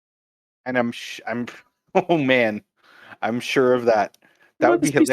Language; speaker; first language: English; native; English